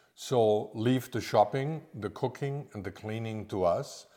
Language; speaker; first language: English; non-native, fluent; German